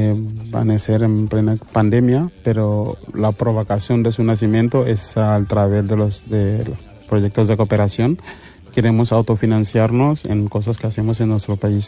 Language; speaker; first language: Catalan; non-native, learner; Mandingo